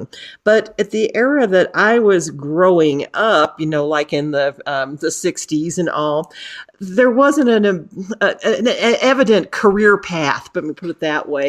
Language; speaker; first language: English; native; English